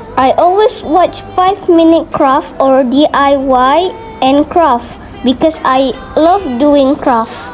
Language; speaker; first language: English; non-native, local second language; Malay